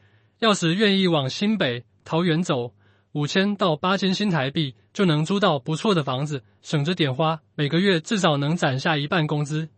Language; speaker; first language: Chinese; native; Chinese